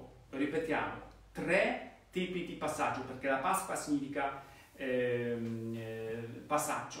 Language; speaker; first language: Italian; non-native, fluent; Polish